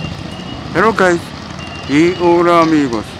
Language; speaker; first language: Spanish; non-native, learner; Japanese